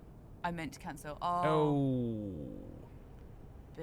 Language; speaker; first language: English; native; English